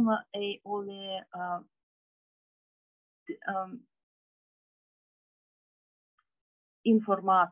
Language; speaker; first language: Finnish; non-native, learner; Russian